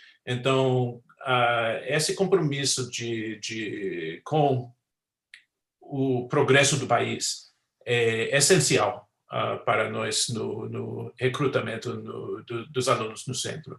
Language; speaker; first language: Portuguese; non-native, fluent; English